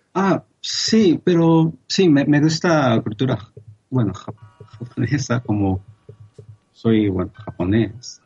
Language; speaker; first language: Spanish; non-native, learner; Japanese